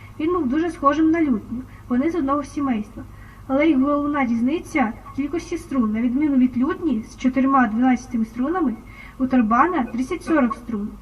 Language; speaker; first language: Ukrainian; native; Ukrainian